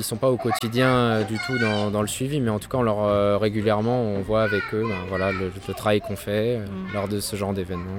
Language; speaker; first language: French; native; French